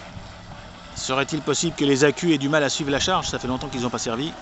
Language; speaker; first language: French; native; French